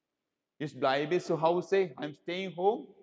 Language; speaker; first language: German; non-native, learner; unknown